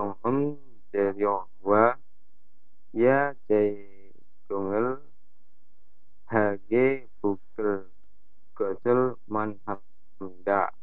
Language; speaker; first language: Korean; non-native, learner; Indonesian